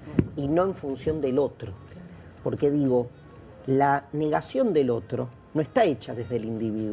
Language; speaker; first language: Spanish; native; Spanish